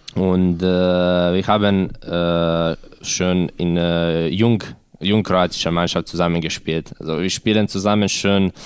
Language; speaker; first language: German; non-native, learner; Croatian